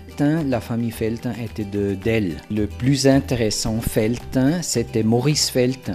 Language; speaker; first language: French; non-native, fluent; German